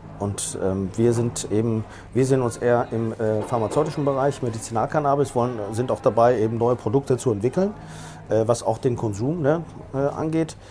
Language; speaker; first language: German; early bilingual, other home language; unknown